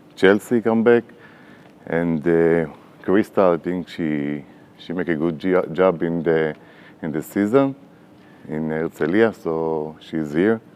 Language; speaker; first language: English; non-native, learner; Hebrew